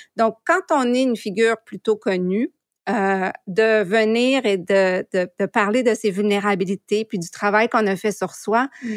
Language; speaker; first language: French; native; French